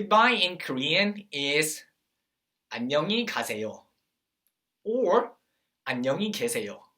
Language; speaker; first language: Korean; non-native, fluent; English